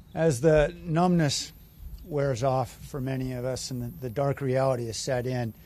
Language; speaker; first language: English; native; English